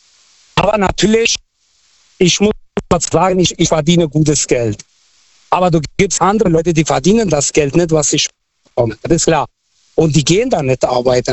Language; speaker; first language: German; non-native, fluent; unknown